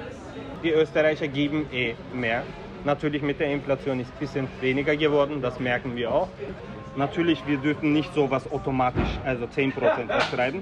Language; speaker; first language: German; non-native, fluent; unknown